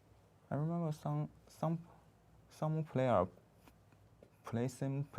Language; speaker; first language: English; non-native, learner; Chinese